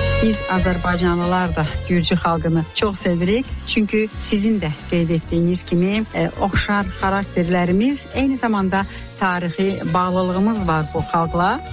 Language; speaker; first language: Azerbaijani; native; Azerbaijani